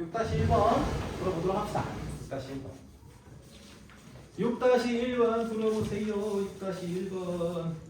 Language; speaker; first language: Korean; native; Korean